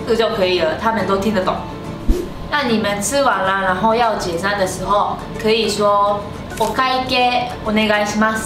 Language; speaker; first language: Chinese; non-native, fluent; Japanese